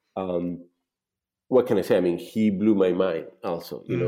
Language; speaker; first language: English; non-native, fluent; Spanish